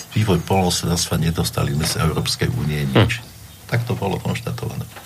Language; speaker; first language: Slovak; native; Slovak